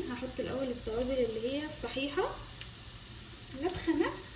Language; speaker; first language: Arabic; native; Arabic